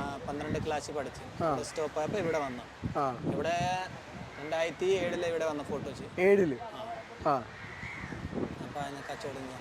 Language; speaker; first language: Malayalam; non-native, local second language; Hindi